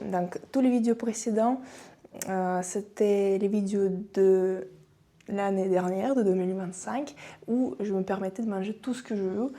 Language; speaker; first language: French; non-native, fluent; Russian